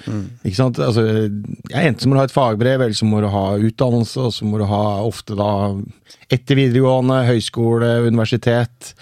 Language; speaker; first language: Norwegian; native; Norwegian